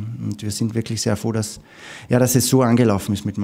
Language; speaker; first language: German; native; German